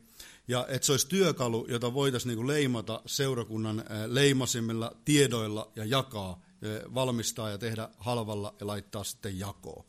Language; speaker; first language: Finnish; native; Finnish